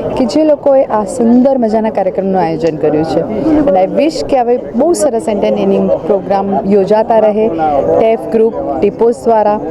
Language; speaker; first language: Gujarati; native; Gujarati